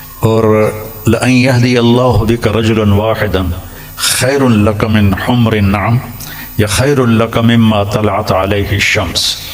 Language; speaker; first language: Urdu; non-native, local second language; Punjabi